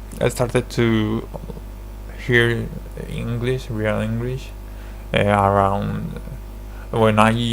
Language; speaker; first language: English; non-native, learner; Spanish